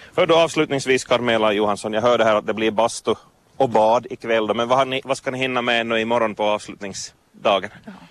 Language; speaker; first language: Swedish; native; Swedish